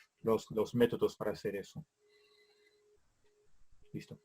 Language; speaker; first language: Spanish; non-native, fluent; English